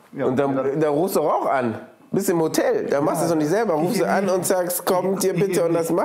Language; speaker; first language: German; native; German